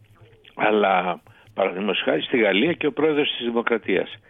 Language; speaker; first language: Greek; native; Greek